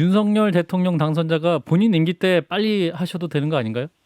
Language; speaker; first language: Korean; native; Korean